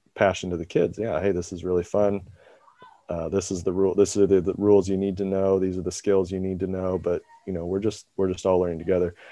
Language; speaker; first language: English; native; English